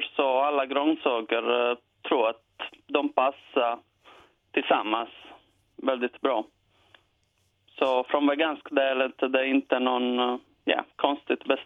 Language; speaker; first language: Swedish; non-native, learner; Italian